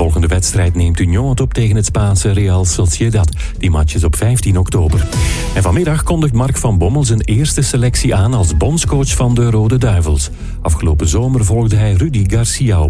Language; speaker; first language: Dutch; native; Dutch